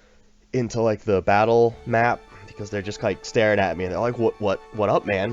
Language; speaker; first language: English; native; English